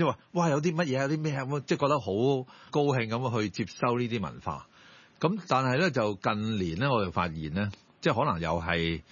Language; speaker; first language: Cantonese; native; Cantonese